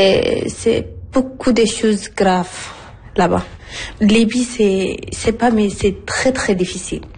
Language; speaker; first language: French; non-native, learner; Arabic